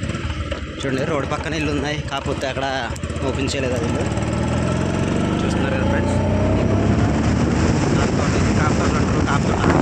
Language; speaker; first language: Telugu; native; Telugu